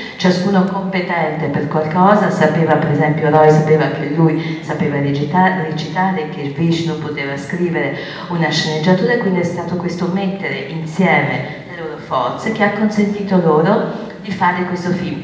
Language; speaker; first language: Italian; native; Italian